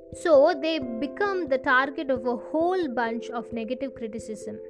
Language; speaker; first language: English; non-native, local second language; Tamil